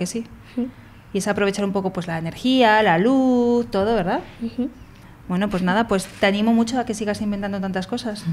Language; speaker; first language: Spanish; native; Spanish